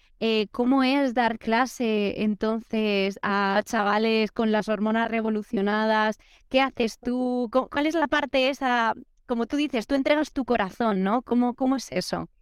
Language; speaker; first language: Spanish; native; Spanish